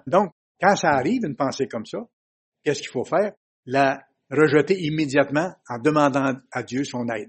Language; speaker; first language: French; native; French